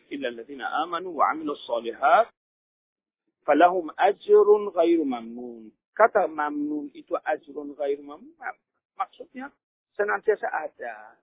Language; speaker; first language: Indonesian; non-native, fluent; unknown